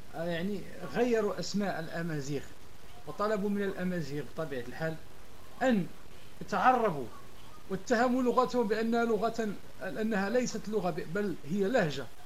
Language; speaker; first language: Arabic; non-native, local second language; Berber languages